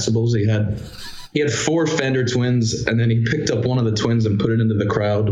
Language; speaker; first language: English; native; English